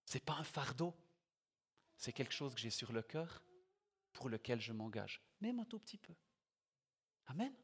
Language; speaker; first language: French; native; French